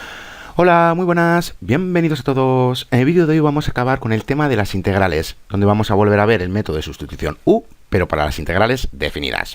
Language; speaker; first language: Spanish; native; Spanish